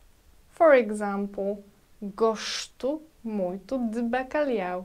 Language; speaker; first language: Portuguese; non-native, fluent; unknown